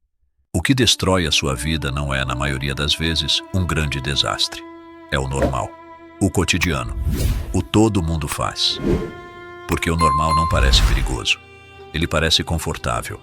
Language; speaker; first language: Portuguese; native; Portuguese